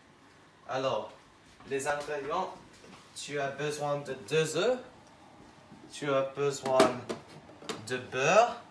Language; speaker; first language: French; non-native, learner; English